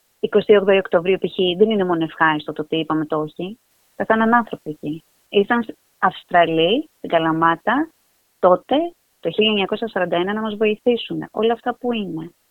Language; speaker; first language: Greek; native; Greek